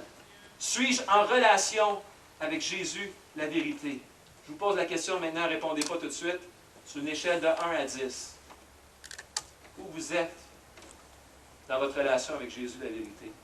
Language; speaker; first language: French; native; French